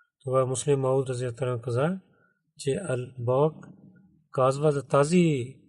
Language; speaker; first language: Bulgarian; non-native, learner; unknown